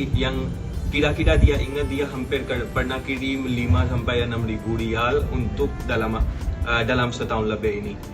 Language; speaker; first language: Indonesian; non-native, fluent; Hindi